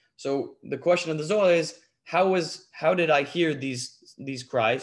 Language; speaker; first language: English; native; English